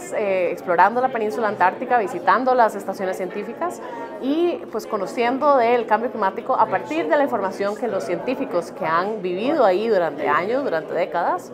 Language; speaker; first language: Spanish; native; Spanish